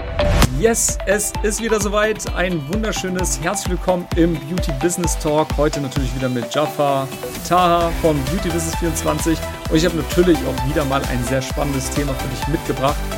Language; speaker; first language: German; native; German